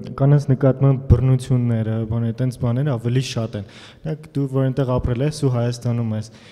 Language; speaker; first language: Armenian; native; Armenian